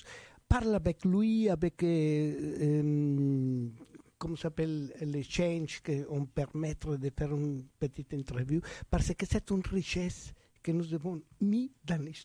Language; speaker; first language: French; non-native, fluent; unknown